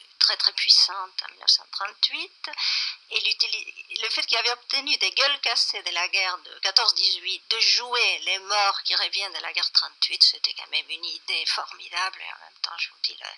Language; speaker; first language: French; non-native, fluent; Spanish